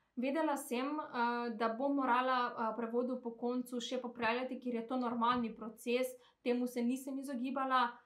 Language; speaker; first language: Slovenian; non-native, fluent; Macedonian